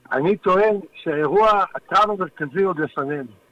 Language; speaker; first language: Hebrew; native; Hebrew